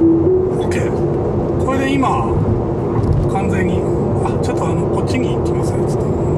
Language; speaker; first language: Japanese; native; Japanese